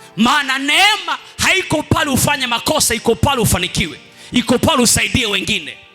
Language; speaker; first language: Swahili; non-native, local second language; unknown